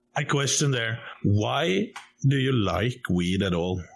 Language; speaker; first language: English; non-native, fluent; Norwegian